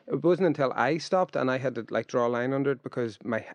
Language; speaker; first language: English; native; English